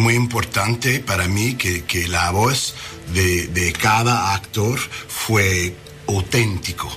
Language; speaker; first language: Spanish; non-native, learner; English